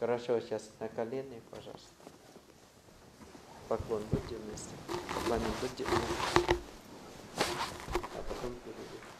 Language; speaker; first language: Russian; non-native, fluent; Thai